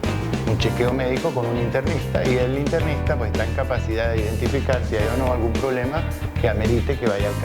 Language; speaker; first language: Spanish; native; Spanish